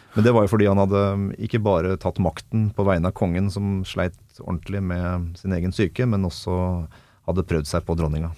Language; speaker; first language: Norwegian; native; Norwegian